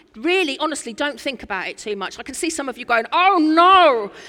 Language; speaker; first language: English; native; English